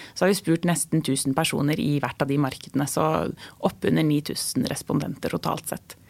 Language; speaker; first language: Norwegian; native; Norwegian